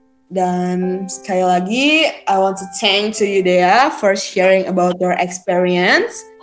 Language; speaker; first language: English; non-native, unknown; Indonesian